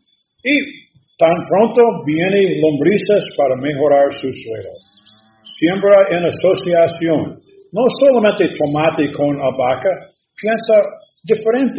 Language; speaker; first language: Spanish; non-native, learner; English